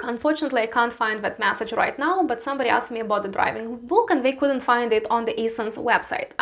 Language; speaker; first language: English; non-native, fluent; Romanian